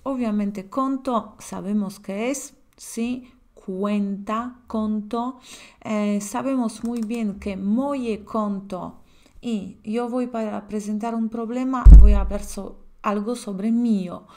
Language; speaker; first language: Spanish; non-native, fluent; Polish